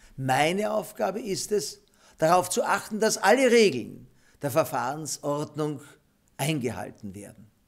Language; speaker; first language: German; native; German